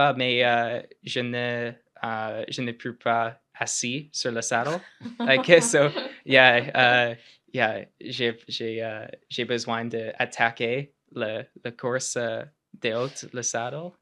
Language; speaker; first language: French; non-native, local second language; English